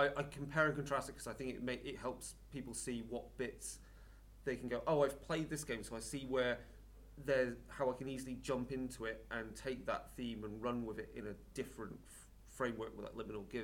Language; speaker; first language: English; native; English